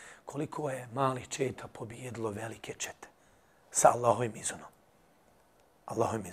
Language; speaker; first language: Serbian; native; Serbian